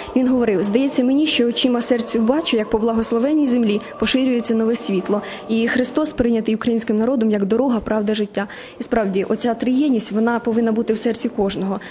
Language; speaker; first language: Ukrainian; native; Ukrainian